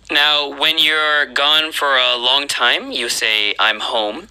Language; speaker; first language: English; native; English